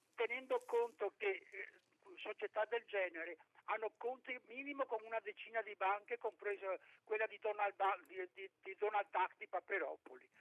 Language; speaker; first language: Italian; native; Italian